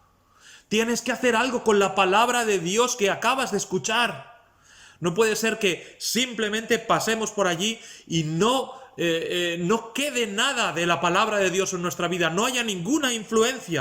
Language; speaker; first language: Spanish; native; Spanish